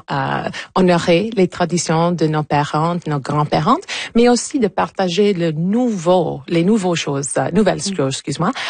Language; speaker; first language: French; non-native, local second language; English